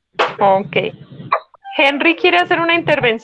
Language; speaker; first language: Spanish; native; Spanish